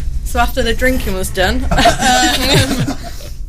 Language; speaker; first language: English; native; English